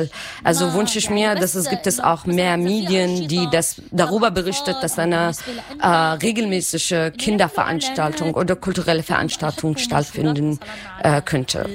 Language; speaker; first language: German; non-native, learner; Arabic